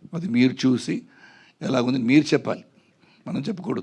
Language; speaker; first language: Telugu; non-native, fluent; Tamil